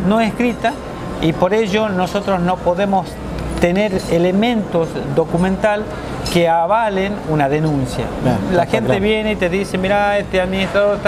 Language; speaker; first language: Spanish; native; Spanish